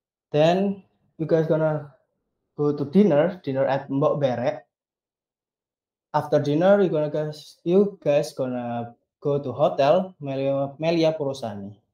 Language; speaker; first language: English; non-native, learner; Indonesian